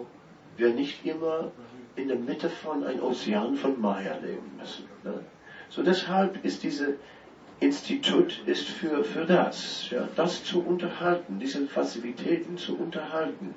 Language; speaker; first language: German; non-native, fluent; Dutch